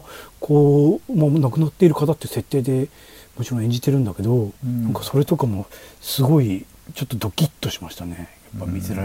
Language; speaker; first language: Japanese; native; Japanese